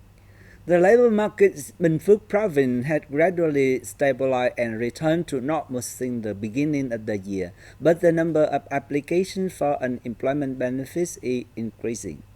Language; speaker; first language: English; non-native, fluent; Vietnamese